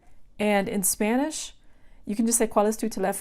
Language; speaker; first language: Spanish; non-native, fluent; English